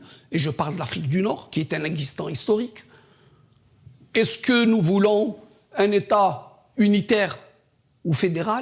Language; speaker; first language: French; non-native, local second language; Kabyle